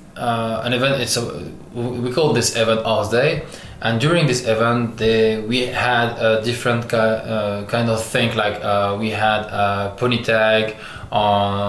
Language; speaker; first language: English; non-native, learner; French